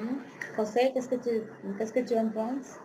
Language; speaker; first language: French; non-native, fluent; Spanish